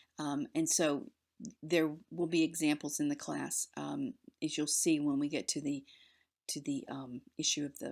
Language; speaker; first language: English; native; English